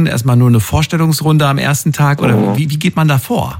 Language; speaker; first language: German; native; German